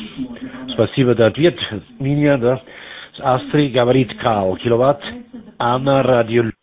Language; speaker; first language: Russian; non-native, learner; German